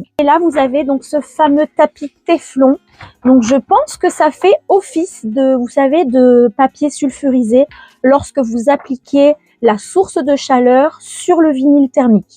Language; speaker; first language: French; native; French